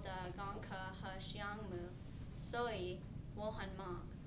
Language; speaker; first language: Chinese; non-native, learner; English